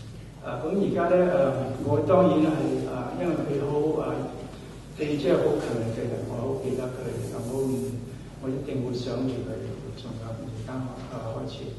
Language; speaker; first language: Cantonese; early bilingual, heritage; Cantonese